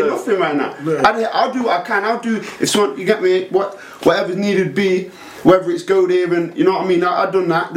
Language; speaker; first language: English; native; English